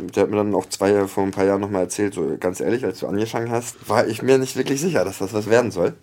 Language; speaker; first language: German; native; German